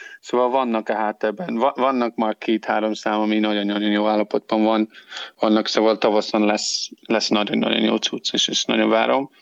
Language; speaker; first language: Hungarian; non-native, learner; English